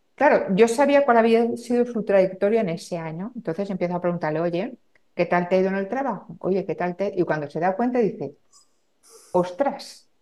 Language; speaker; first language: Spanish; native; Spanish